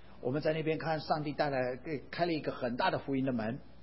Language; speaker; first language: Chinese; non-native, fluent; English